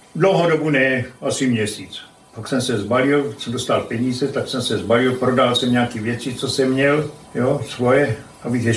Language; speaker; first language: Czech; non-native, local second language; German